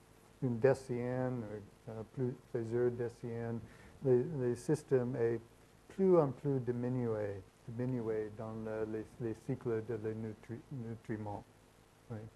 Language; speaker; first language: French; non-native, learner; English